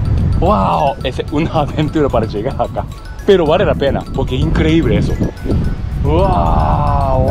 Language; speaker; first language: Spanish; non-native, learner; Japanese